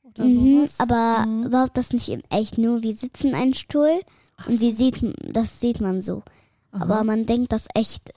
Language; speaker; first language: German; early bilingual, other home language; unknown